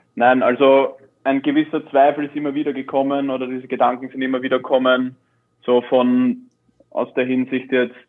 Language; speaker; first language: German; native; German